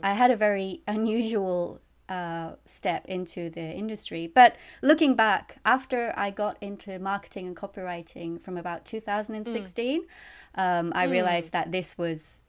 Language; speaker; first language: English; native; English